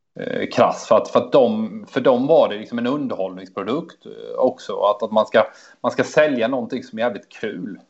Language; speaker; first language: Swedish; native; Swedish